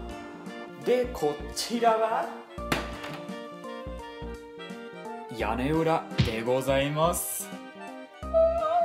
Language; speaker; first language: Japanese; non-native, fluent; English